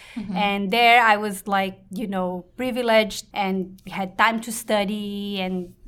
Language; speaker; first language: English; non-native, fluent; Portuguese